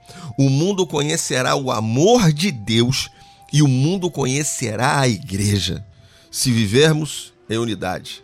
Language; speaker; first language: Portuguese; native; Portuguese